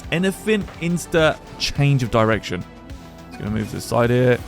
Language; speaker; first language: English; native; English